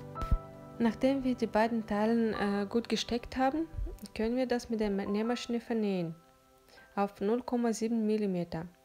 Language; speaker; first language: German; non-native, fluent; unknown